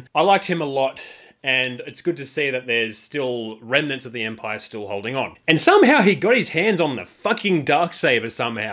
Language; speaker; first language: English; native; English